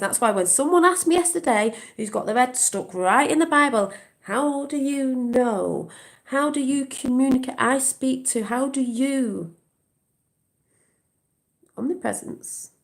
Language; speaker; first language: English; native; English